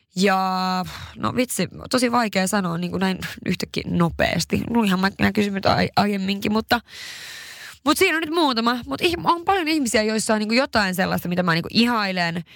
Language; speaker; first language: Finnish; early bilingual, heritage; Swedish